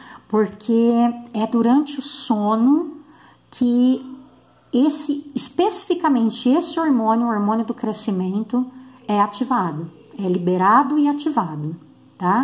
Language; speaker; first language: Portuguese; native; Portuguese